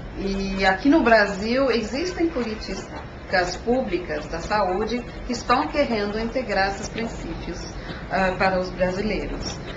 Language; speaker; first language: Portuguese; non-native, fluent; French